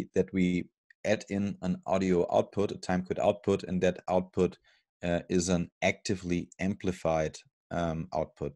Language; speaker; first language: English; non-native, fluent; German